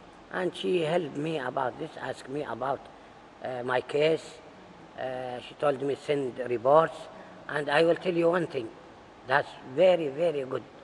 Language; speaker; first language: English; non-native, learner; Arabic